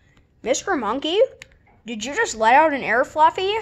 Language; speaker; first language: English; native; English